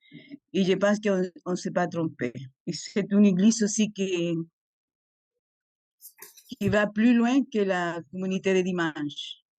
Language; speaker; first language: French; non-native, fluent; Spanish